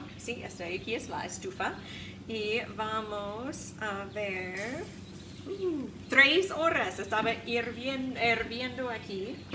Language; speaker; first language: Spanish; non-native, fluent; English